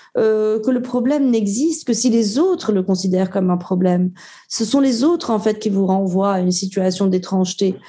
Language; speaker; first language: French; native; French